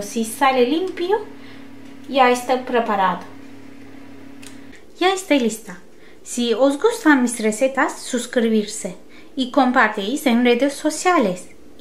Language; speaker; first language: Spanish; non-native, learner; Turkish